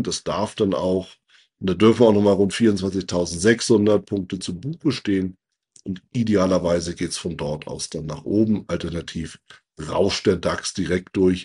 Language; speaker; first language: German; native; German